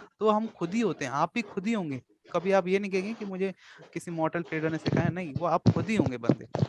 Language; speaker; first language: Hindi; native; Hindi